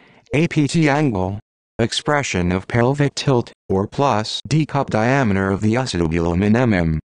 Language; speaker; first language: English; non-native, fluent; Greek